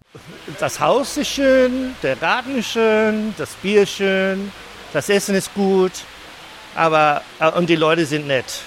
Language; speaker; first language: German; non-native, fluent; English